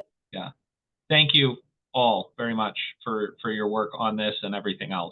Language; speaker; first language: English; native; English